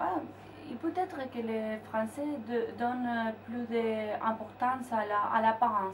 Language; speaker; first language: French; non-native, fluent; Spanish